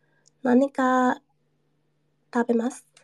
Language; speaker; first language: Japanese; non-native, learner; English